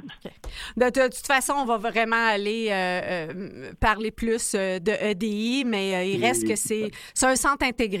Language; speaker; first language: French; native; French